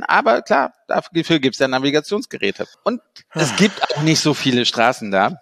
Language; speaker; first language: German; native; German